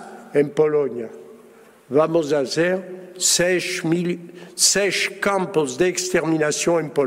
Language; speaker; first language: Spanish; early bilingual, heritage; Spanish